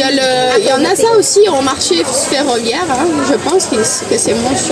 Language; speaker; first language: French; non-native, fluent; Thai